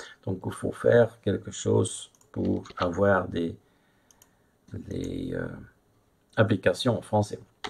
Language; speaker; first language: French; non-native, fluent; Dutch